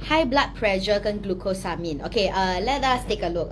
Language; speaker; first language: English; non-native, local second language; Chinese